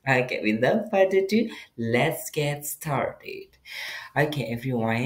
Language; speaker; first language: English; non-native, fluent; Indonesian